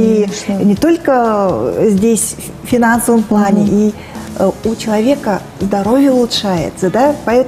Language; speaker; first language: Russian; native; Russian